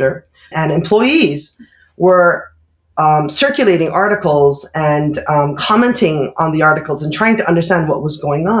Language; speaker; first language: English; native; English